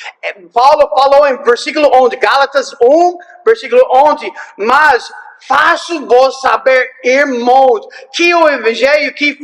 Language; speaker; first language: Portuguese; non-native, fluent; English